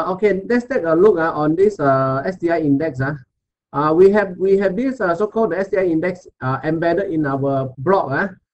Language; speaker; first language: English; non-native, local second language; Chinese